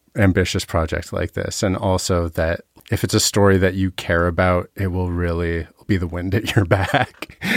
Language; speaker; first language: English; native; English